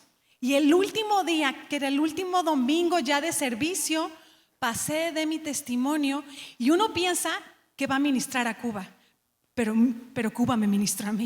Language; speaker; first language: Spanish; native; Spanish